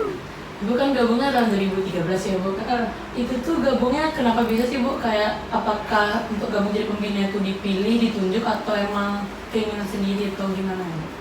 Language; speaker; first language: Indonesian; non-native, local second language; Minangkabau